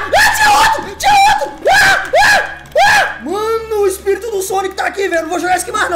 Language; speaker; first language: Portuguese; native; Portuguese